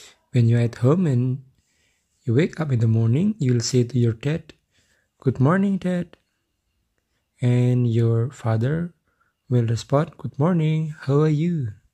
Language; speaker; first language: English; non-native, fluent; Indonesian